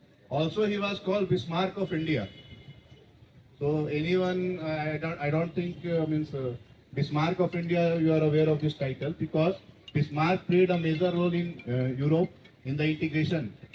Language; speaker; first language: English; non-native, local second language; Telugu